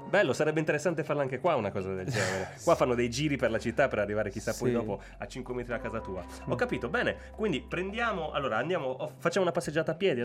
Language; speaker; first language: Italian; native; Italian